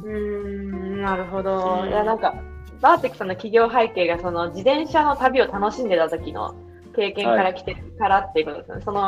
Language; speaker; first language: Japanese; native; Japanese